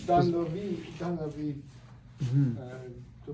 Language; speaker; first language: French; non-native, learner; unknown